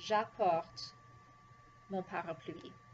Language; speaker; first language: French; non-native, fluent; English